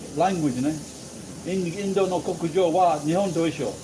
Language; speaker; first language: Japanese; non-native, learner; English